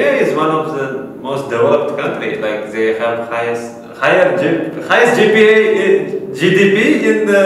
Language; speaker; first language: English; non-native, fluent; Uzbek